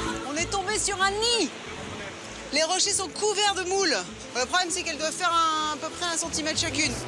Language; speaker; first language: French; native; French